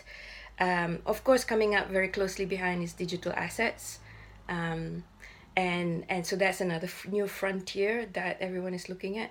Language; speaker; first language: English; non-native, local second language; Malay